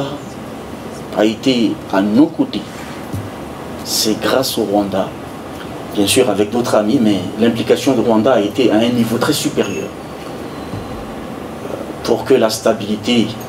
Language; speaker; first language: French; non-native, local second language; Sango